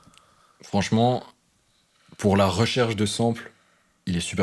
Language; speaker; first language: French; native; French